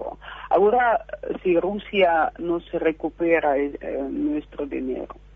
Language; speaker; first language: Spanish; non-native, fluent; Russian